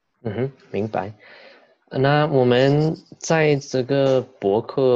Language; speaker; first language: Chinese; non-native, fluent; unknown